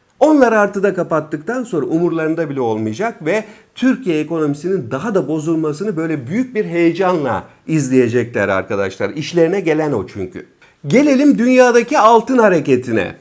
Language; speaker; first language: Turkish; native; Turkish